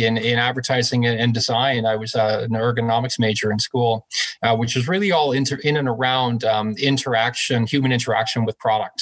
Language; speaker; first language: English; native; English